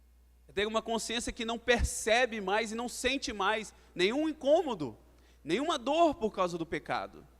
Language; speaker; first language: Portuguese; native; Portuguese